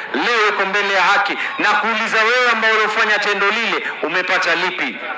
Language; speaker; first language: Swahili; native; Swahili